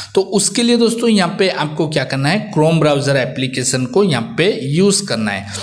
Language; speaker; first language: Hindi; native; Hindi